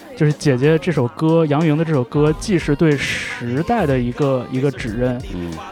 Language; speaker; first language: Chinese; native; Chinese